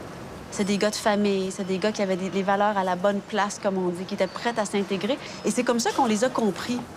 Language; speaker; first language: French; native; French